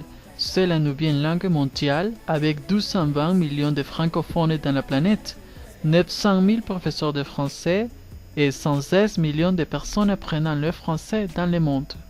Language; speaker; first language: French; non-native, learner; Spanish